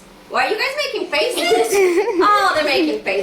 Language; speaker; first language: English; native; English